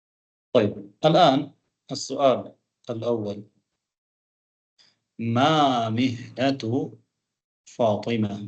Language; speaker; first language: Arabic; non-native, fluent; Tamil